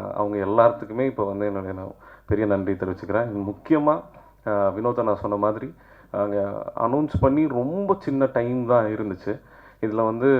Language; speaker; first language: Tamil; native; Tamil